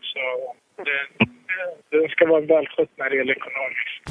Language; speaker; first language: Swedish; early bilingual, other home language; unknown